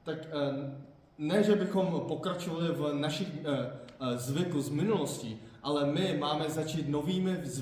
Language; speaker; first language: Czech; non-native, fluent; Korean